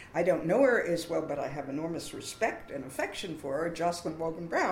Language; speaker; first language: English; native; English